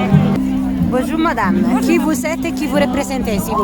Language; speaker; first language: French; non-native, learner; Italian